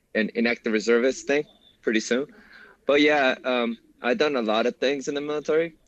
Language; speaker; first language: English; early bilingual, other home language; Spanish